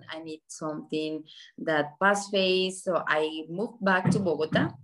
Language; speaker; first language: English; non-native, fluent; Spanish